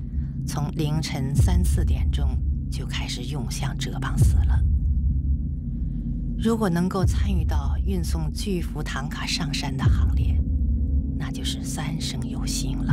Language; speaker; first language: Chinese; native; Chinese